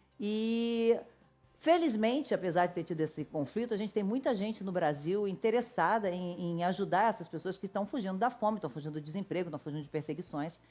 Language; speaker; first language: Portuguese; native; Portuguese